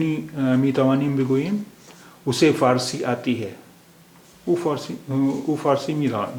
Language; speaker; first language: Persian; non-native, fluent; Urdu